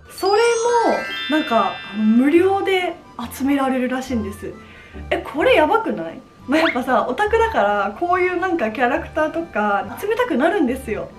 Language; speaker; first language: Japanese; early bilingual, other home language; Chinese